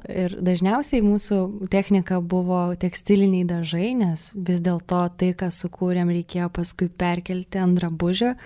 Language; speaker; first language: Lithuanian; early bilingual, heritage; Russian